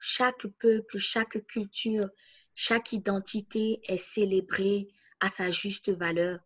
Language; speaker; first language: English; non-native, fluent; French